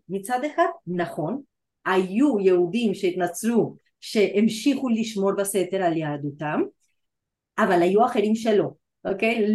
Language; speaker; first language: Hebrew; non-native, fluent; Spanish